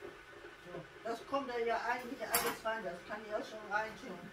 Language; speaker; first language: German; native; German